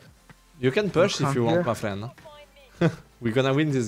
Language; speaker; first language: English; non-native, learner; French